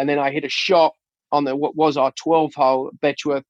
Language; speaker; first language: English; native; English